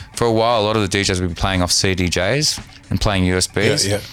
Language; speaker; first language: English; native; English